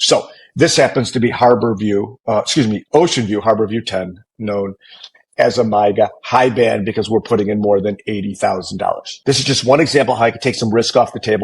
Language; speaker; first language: English; native; English